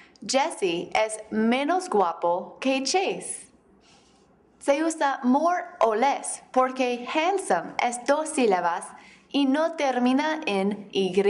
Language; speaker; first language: Spanish; non-native, fluent; English